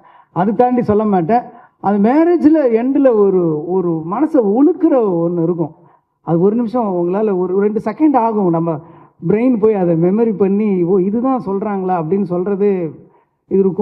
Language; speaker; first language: Tamil; native; Tamil